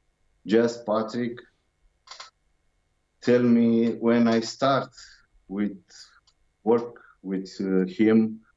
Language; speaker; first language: English; non-native, learner; Romanian